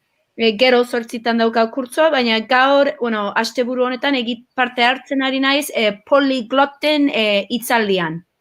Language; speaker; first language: Basque; early bilingual, heritage; English